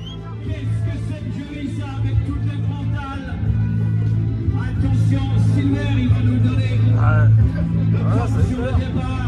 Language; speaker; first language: French; native; French